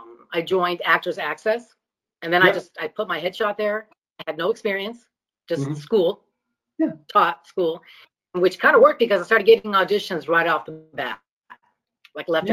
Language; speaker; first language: English; early bilingual, other home language; Greek